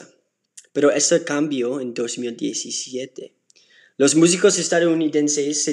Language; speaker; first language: Spanish; non-native, learner; English